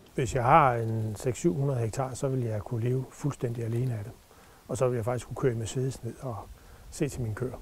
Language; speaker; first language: Danish; native; Danish